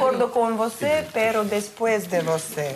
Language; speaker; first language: Portuguese; non-native, learner; Russian